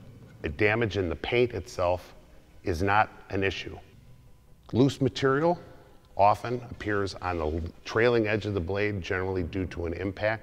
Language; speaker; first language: English; native; English